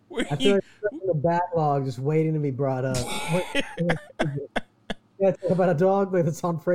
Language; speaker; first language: English; native; English